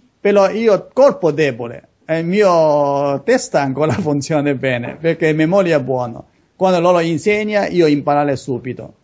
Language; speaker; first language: Italian; non-native, learner; Chinese